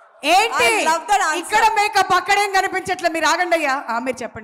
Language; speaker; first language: Telugu; native; Telugu